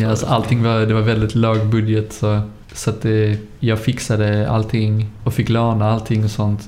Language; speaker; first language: Swedish; native; Swedish